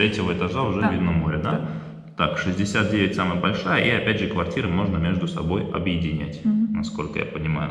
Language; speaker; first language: Russian; native; Russian